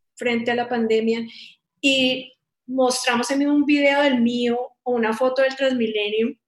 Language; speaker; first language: Spanish; native; Spanish